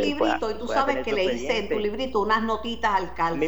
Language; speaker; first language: Spanish; native; Spanish